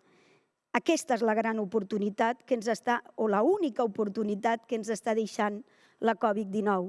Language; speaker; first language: Catalan; native; Catalan